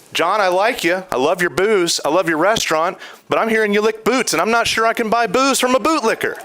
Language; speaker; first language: English; native; English